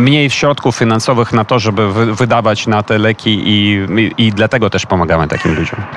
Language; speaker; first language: Polish; non-native, fluent; Ukrainian